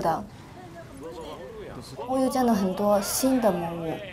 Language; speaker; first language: Chinese; native; Chinese